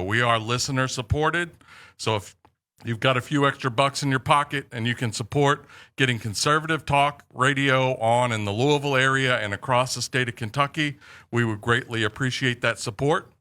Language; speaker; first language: English; native; English